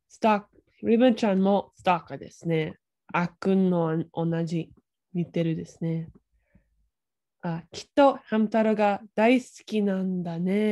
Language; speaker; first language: Japanese; non-native, fluent; English